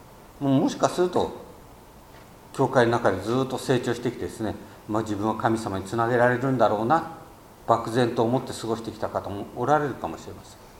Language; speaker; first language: Japanese; native; Japanese